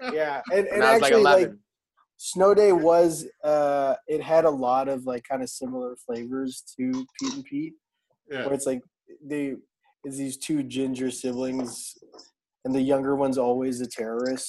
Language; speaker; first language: English; non-native, local second language; Filipino